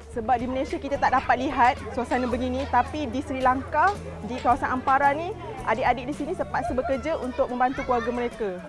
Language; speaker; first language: Malay; native; Malay